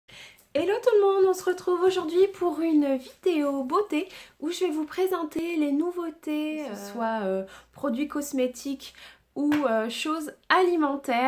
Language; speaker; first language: French; native; French